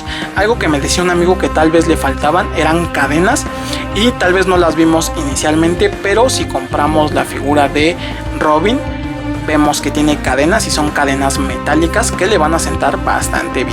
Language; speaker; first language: Spanish; native; Spanish